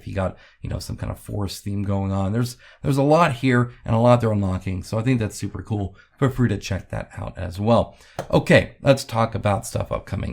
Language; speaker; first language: English; native; English